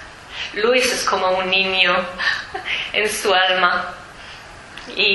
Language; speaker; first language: Spanish; early bilingual, heritage; Spanish